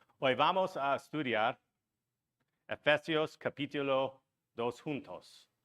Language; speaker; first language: Spanish; non-native, learner; English